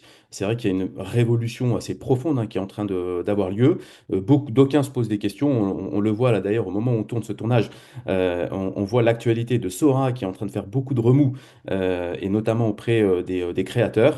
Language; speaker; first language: French; native; French